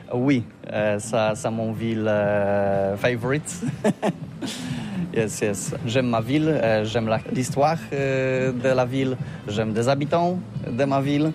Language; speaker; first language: French; non-native, learner; Polish